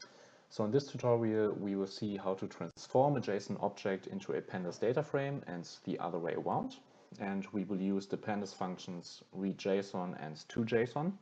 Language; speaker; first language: English; non-native, fluent; German